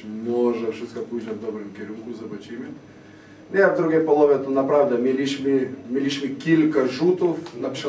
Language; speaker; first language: Polish; non-native, fluent; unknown